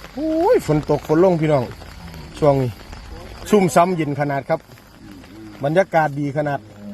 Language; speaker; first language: Thai; native; Thai